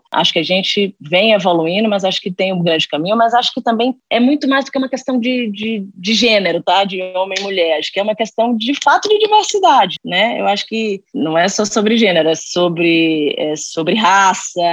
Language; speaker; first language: Portuguese; native; Portuguese